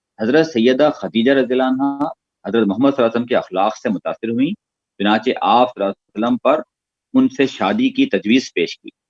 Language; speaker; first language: Urdu; native; Urdu